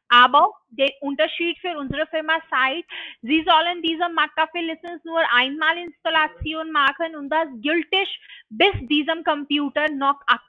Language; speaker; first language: German; non-native, learner; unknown